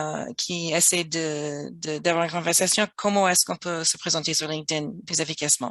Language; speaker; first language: French; non-native, fluent; English